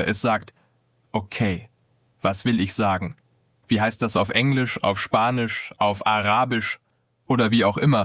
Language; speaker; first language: German; non-native, fluent; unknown